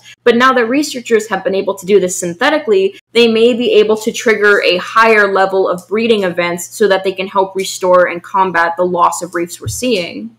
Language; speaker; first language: English; native; English